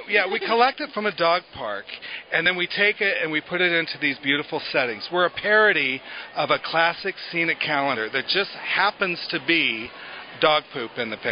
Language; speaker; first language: English; native; English